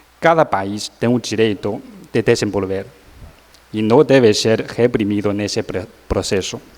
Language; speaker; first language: Portuguese; non-native, learner; Chinese